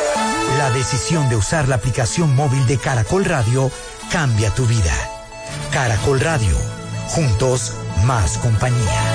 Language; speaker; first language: Spanish; native; Spanish